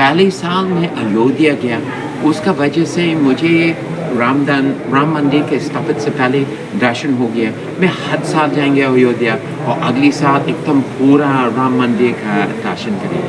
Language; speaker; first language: Hindi; non-native, fluent; English